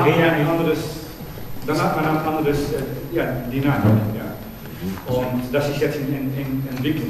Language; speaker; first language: German; non-native, learner; Dutch